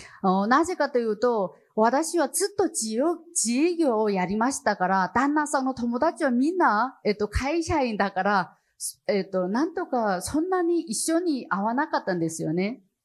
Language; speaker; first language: Japanese; non-native, learner; Chinese